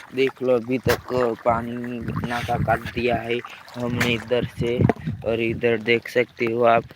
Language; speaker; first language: Hindi; non-native, local second language; Gujarati